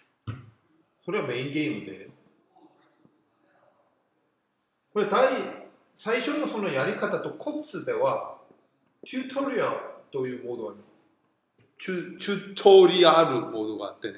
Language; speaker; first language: Japanese; non-native, fluent; Korean